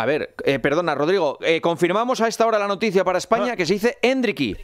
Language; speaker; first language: Spanish; native; Spanish